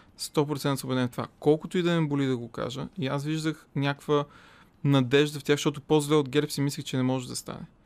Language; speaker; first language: Bulgarian; native; Bulgarian